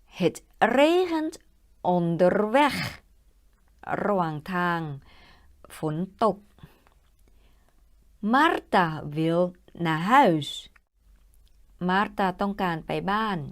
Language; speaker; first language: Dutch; non-native, learner; Thai